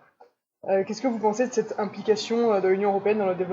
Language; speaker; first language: French; native; French